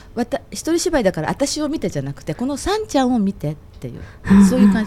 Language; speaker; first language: Japanese; native; Japanese